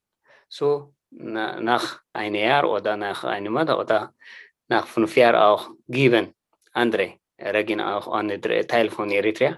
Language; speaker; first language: German; non-native, learner; Tigrinya